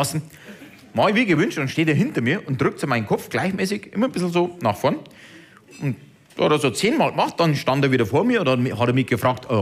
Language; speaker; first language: German; native; German